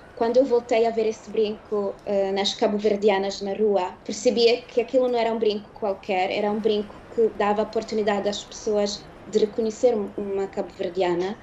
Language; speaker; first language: Portuguese; early bilingual, heritage; Portuguese